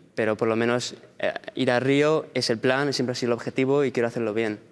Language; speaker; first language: Spanish; early bilingual, heritage; Spanish